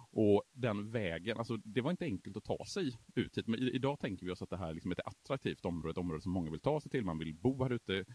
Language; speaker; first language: Swedish; native; Swedish